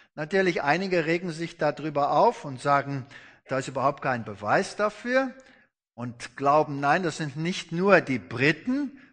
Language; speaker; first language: German; non-native, fluent; Afrikaans